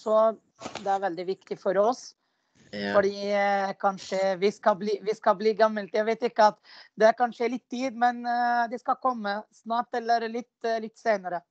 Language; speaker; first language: Norwegian; non-native, fluent; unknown